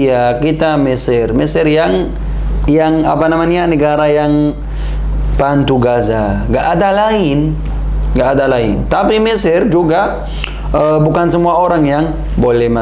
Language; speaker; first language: Indonesian; non-native, learner; Arabic